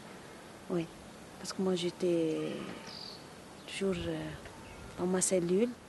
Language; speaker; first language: French; non-native, local second language; Arabic